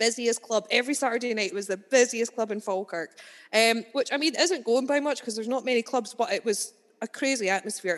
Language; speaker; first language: English; native; English